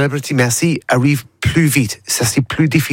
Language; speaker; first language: French; non-native, learner; English